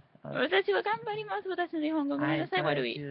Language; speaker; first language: Japanese; non-native, learner; English